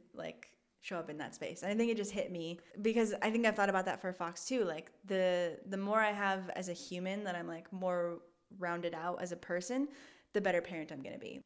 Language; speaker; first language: English; native; English